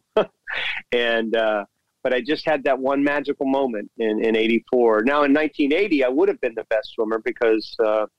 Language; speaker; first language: English; native; English